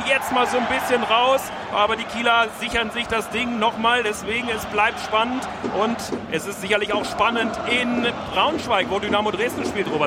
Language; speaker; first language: German; native; German